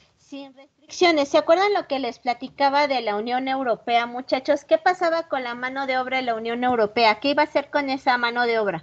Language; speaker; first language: Spanish; native; Spanish